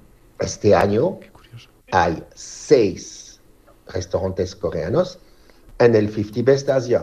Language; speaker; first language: Spanish; non-native, fluent; French